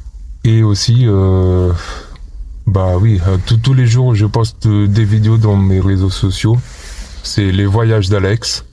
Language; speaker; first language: French; non-native, fluent; Portuguese